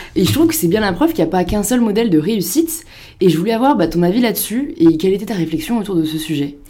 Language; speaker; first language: French; native; French